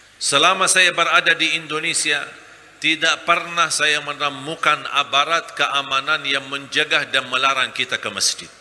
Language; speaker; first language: Malay; non-native, fluent; Arabic